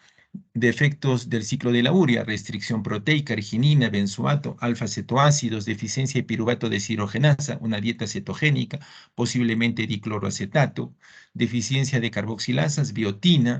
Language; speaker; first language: Spanish; native; Spanish